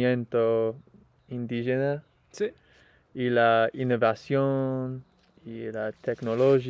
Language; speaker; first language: Spanish; non-native, learner; English